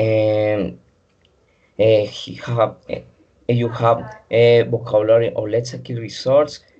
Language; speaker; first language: English; non-native, learner; Spanish